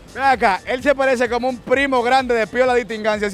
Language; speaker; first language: Spanish; native; Spanish